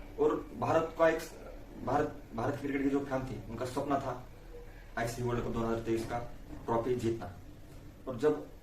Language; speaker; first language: Hindi; non-native, local second language; Marathi